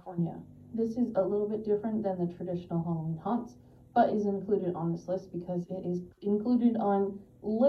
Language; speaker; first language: English; native; English